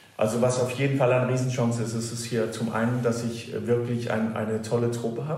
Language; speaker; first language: German; non-native, fluent; Danish